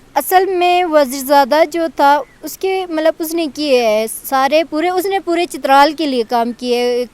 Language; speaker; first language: Urdu; non-native, local second language; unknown